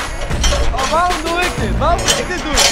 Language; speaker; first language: Dutch; native; Dutch